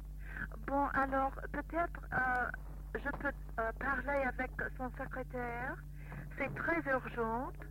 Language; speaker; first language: French; non-native, fluent; English